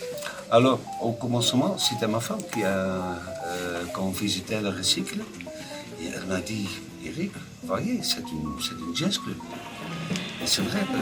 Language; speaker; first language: French; non-native, fluent; Dutch